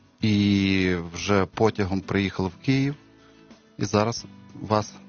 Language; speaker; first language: Ukrainian; native; Ukrainian